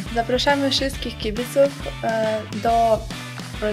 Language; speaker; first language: Polish; non-native, learner; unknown